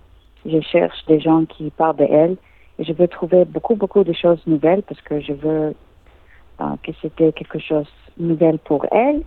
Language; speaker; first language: French; non-native, learner; English